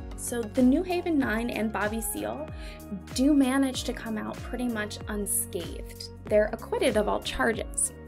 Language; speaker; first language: English; native; English